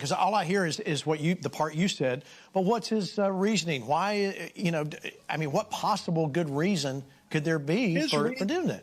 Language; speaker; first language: English; native; English